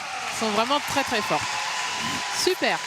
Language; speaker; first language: French; native; French